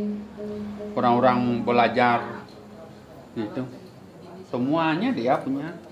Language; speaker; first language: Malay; non-native, local second language; Balinese